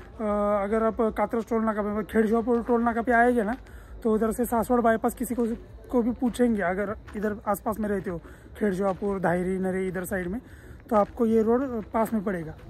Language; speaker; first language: Hindi; non-native, local second language; Marathi